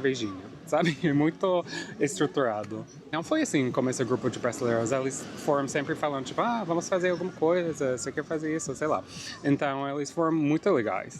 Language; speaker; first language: Portuguese; non-native, fluent; English